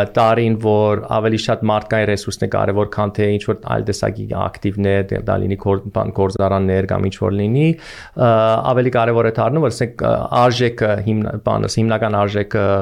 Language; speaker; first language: Armenian; early bilingual, heritage; Armenian